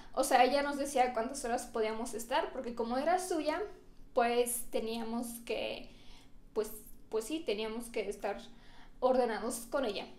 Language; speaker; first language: Spanish; non-native, fluent; Romanian